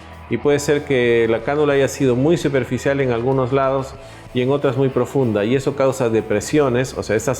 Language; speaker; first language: Spanish; native; Spanish